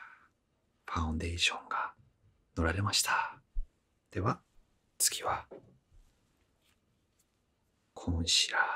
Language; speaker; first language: Japanese; non-native, fluent; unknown